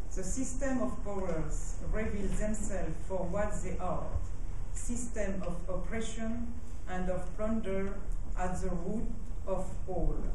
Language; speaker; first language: English; non-native, fluent; French